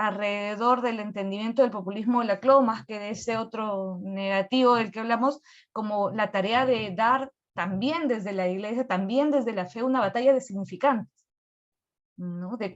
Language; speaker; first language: Spanish; native; Spanish